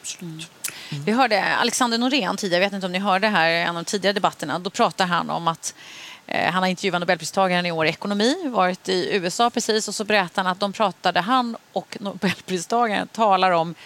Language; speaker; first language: Swedish; native; Swedish